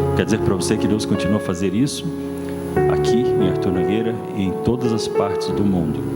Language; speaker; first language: Portuguese; native; Portuguese